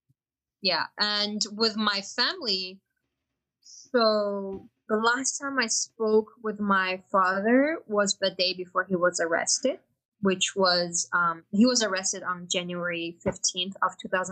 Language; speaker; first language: English; non-native, fluent; Chinese